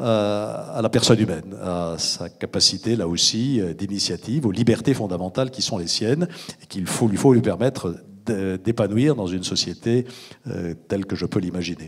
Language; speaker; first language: French; native; French